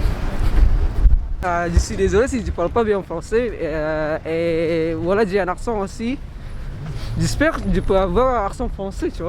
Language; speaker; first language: French; non-native, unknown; Indonesian